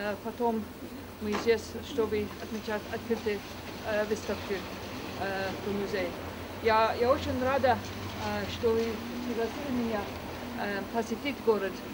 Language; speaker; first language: Russian; non-native, fluent; English